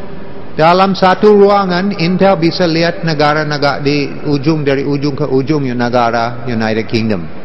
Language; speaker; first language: Indonesian; non-native, fluent; English